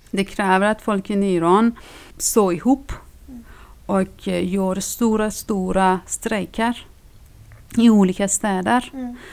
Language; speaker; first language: Swedish; non-native, fluent; Persian